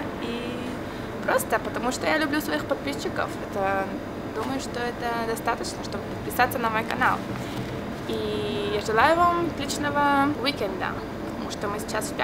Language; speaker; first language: Russian; early bilingual, heritage; Russian